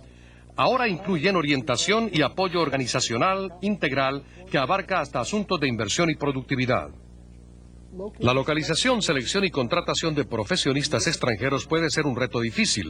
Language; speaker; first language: Spanish; native; Spanish